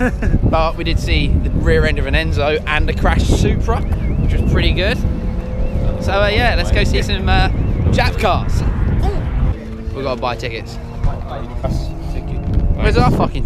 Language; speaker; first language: English; native; English